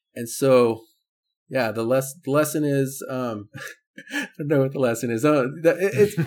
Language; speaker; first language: English; native; English